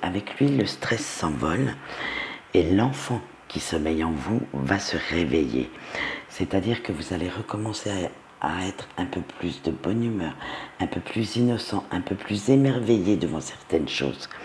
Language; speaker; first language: French; native; French